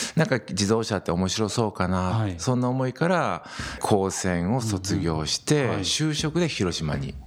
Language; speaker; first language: Japanese; native; Japanese